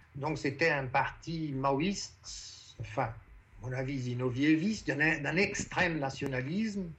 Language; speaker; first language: French; non-native, fluent; Portuguese